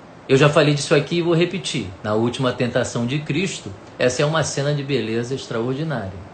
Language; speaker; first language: Portuguese; native; Portuguese